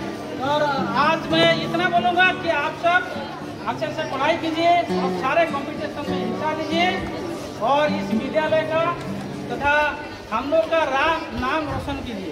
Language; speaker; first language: Hindi; non-native, local second language; Odia